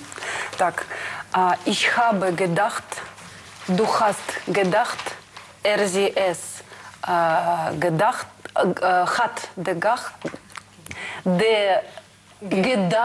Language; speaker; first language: German; non-native, learner; Russian